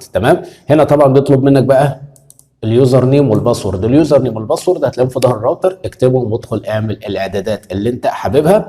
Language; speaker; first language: Arabic; native; Arabic